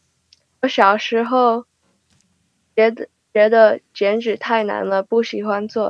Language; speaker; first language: Chinese; early bilingual, heritage; Chinese